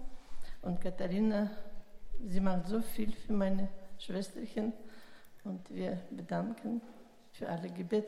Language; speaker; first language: German; early bilingual, heritage; German